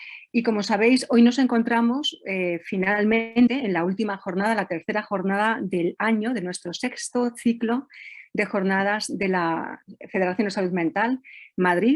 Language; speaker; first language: Spanish; native; Spanish